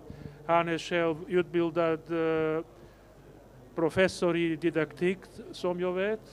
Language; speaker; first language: Swedish; non-native, fluent; Macedonian